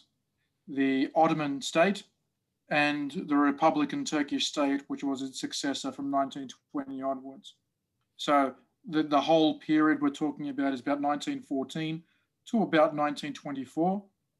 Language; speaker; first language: English; native; English